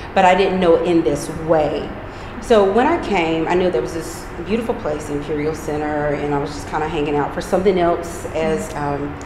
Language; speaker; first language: English; native; English